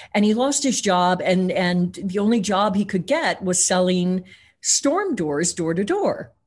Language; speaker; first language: English; native; English